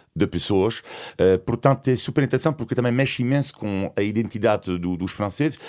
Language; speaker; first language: Portuguese; non-native, fluent; French